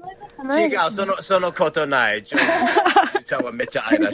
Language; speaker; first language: Japanese; non-native, learner; English